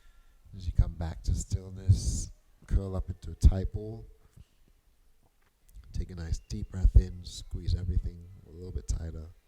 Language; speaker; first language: English; native; English